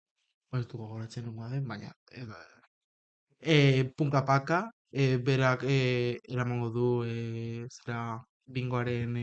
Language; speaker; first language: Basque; non-native, local second language; Spanish